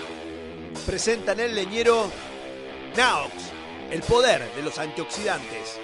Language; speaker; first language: Spanish; native; Spanish